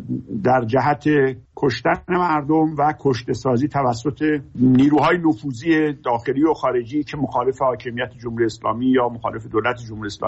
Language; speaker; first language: Persian; native; Persian